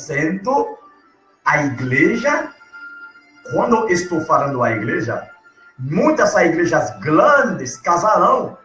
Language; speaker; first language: Portuguese; non-native, learner; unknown